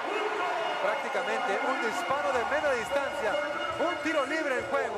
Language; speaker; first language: Spanish; native; Spanish